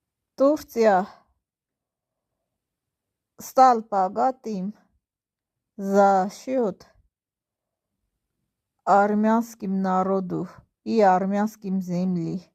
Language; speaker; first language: Russian; non-native, learner; Armenian